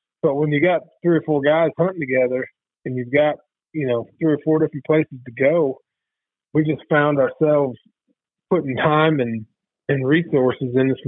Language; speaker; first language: English; native; English